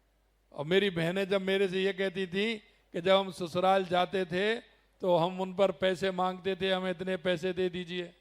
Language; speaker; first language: Hindi; native; Hindi